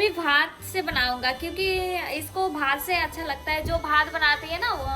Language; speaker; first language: Hindi; non-native, local second language; Bangla